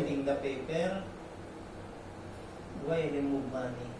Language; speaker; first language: English; non-native, learner; Filipino